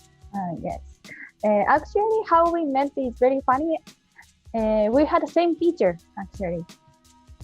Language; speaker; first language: English; non-native, fluent; Japanese